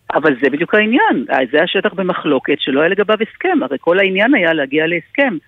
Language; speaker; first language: Hebrew; native; Hebrew